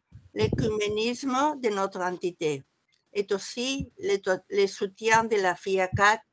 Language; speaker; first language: French; non-native, fluent; Catalan